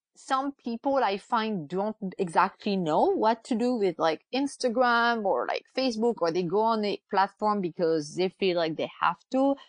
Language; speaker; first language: English; non-native, fluent; French